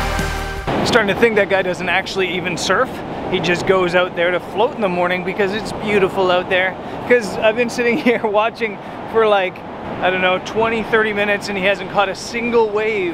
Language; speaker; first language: English; native; English